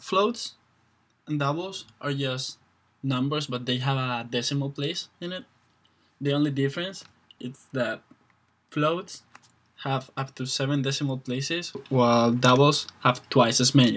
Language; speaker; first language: English; non-native, fluent; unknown